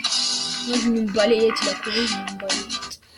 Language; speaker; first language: French; native; French